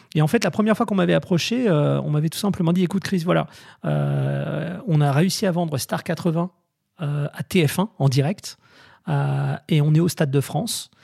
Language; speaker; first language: French; native; French